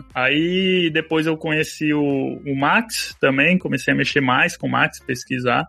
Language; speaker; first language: Portuguese; native; Portuguese